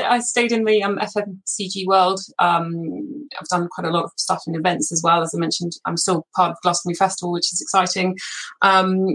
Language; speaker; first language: English; native; English